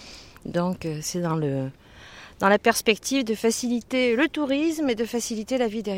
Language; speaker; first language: French; native; French